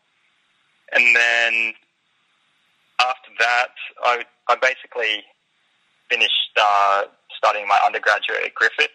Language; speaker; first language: English; native; English